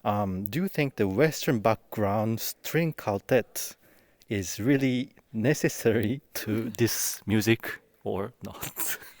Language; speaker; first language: English; non-native, learner; Japanese